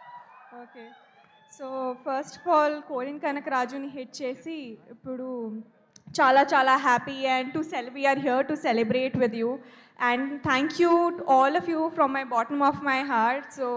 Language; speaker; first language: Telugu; non-native, learner; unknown